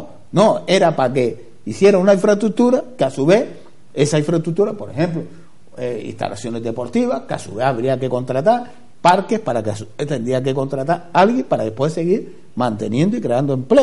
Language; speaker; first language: Spanish; native; Spanish